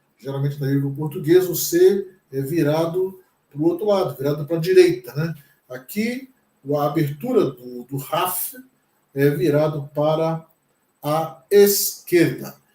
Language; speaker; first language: Portuguese; native; Portuguese